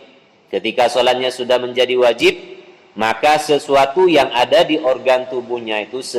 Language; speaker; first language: Indonesian; native; Indonesian